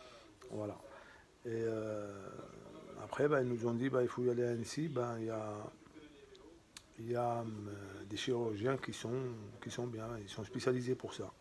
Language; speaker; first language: French; native; French